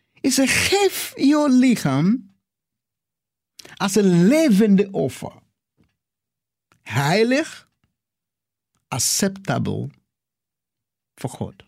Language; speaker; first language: Dutch; non-native, fluent; English